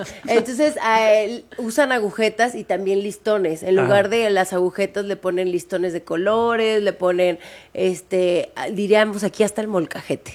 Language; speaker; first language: Spanish; native; Spanish